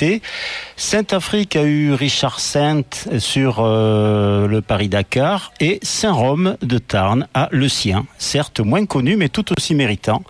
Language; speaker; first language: French; native; French